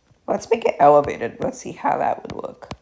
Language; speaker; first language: English; native; English